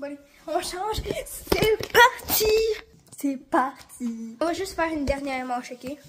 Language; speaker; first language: French; native; French